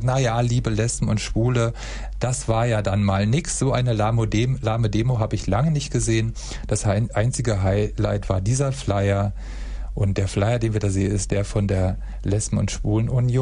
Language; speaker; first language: German; native; German